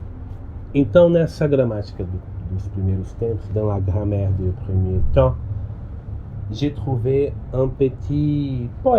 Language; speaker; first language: French; non-native, learner; Portuguese